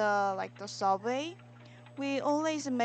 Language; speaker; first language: English; non-native, learner; Korean